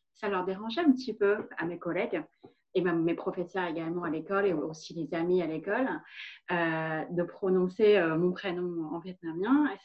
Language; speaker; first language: French; non-native, fluent; Vietnamese